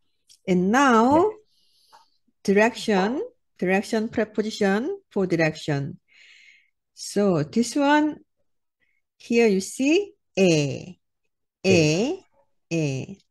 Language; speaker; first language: English; non-native, learner; Korean